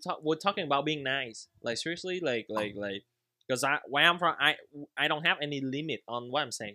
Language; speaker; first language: English; non-native, learner; Vietnamese